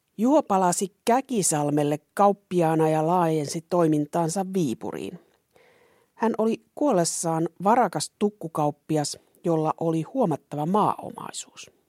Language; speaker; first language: Finnish; native; Finnish